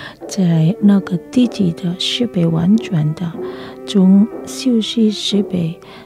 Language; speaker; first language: Chinese; non-native, learner; Indonesian